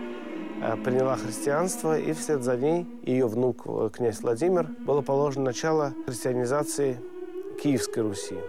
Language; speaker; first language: Russian; native; Russian